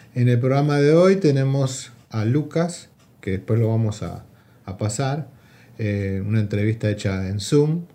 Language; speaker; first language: Spanish; native; Spanish